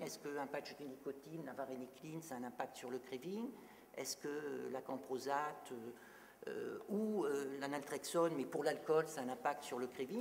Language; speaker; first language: French; native; French